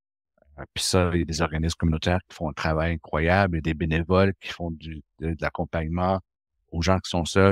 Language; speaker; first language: French; native; French